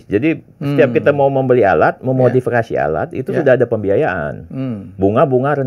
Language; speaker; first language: Indonesian; native; Indonesian